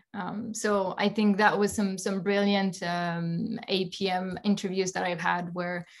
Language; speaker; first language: English; non-native, fluent; French